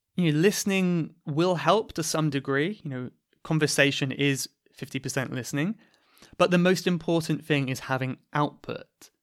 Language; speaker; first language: English; native; English